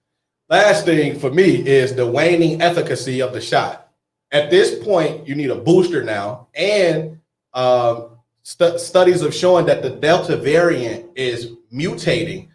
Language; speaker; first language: English; native; English